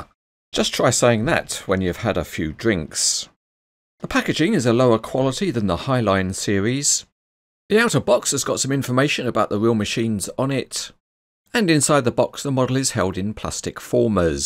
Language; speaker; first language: English; native; English